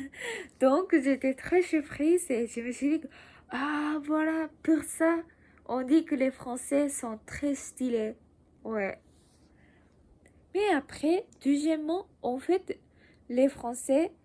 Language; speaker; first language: French; non-native, learner; Japanese